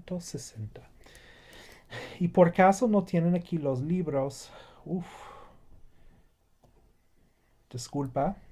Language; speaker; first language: Spanish; non-native, fluent; English